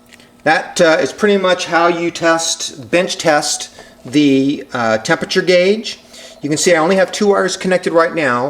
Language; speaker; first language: English; native; English